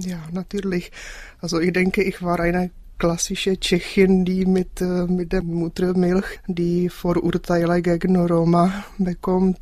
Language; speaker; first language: German; non-native, fluent; Czech